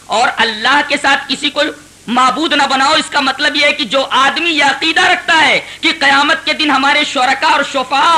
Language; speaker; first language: Urdu; native; Urdu